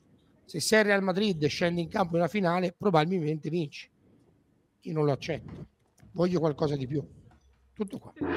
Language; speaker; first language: Italian; native; Italian